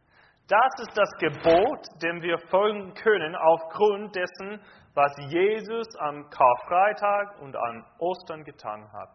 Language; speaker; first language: German; non-native, fluent; English